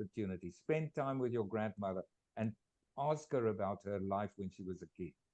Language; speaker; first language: English; non-native, fluent; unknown